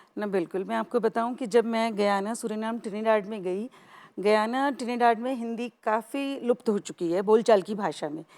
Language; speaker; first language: Hindi; native; Hindi